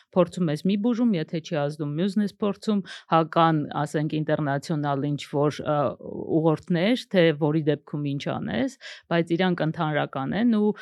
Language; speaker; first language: Armenian; native; Armenian